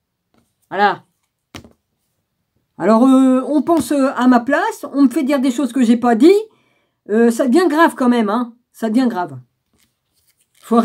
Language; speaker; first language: French; native; French